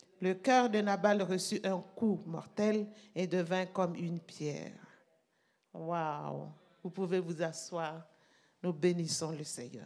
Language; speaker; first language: French; non-native, local second language; Mossi